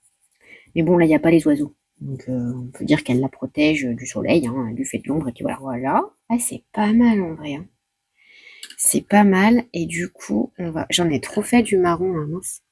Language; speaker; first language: French; native; French